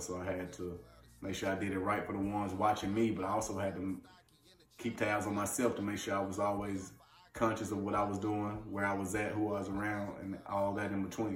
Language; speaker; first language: English; native; English